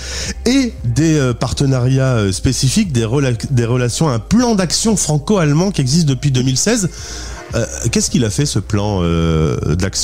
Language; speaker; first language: French; native; French